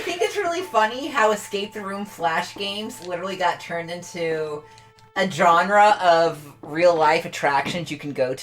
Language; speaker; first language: English; native; English